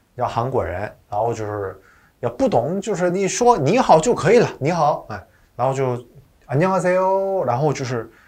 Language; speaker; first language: Chinese; non-native, fluent; Korean